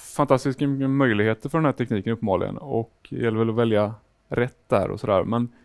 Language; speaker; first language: Swedish; native; Swedish